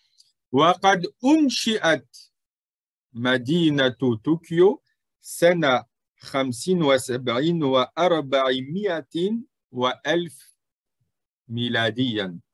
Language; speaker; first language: Arabic; non-native, fluent; French